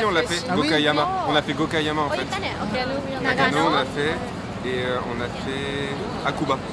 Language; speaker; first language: French; native; French